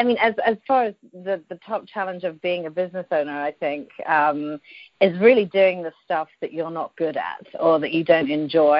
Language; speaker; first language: English; native; English